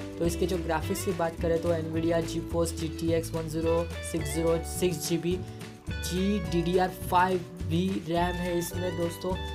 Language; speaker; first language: Hindi; non-native, local second language; Marathi